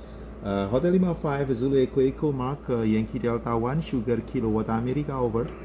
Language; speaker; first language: English; non-native, learner; Indonesian